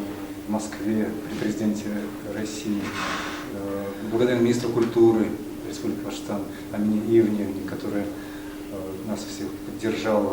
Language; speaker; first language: Russian; native; Russian